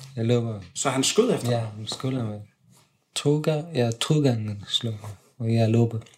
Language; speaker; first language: Danish; non-native, learner; Persian